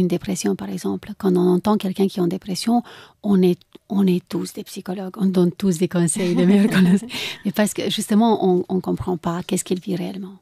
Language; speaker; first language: French; non-native, fluent; Romanian